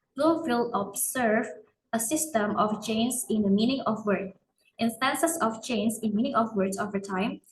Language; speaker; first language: English; non-native, learner; Indonesian